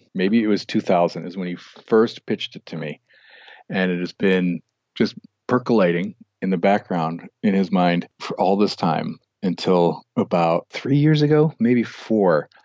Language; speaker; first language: English; native; English